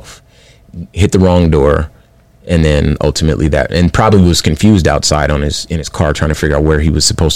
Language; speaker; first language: English; early bilingual, other home language; Spanish